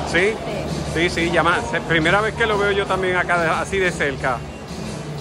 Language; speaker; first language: Spanish; native; Spanish